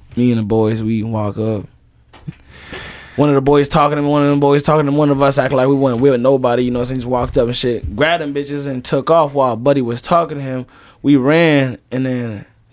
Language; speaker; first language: English; early bilingual, other home language; Rundi